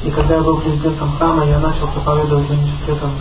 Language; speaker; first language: Russian; native; Russian